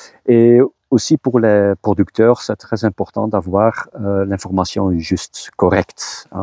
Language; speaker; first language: French; non-native, local second language; Dutch